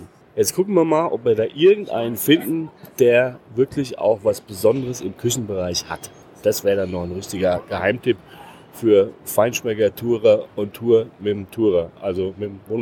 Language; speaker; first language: German; native; German